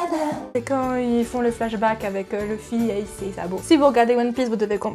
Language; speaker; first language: French; native; French